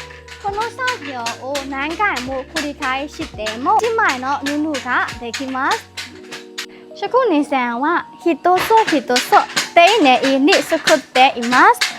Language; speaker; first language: Japanese; non-native, learner; Burmese